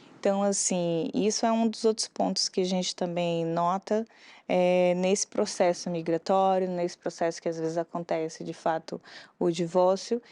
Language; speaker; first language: Portuguese; native; Portuguese